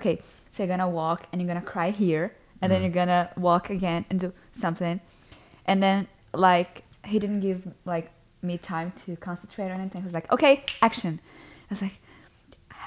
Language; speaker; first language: English; non-native, fluent; Portuguese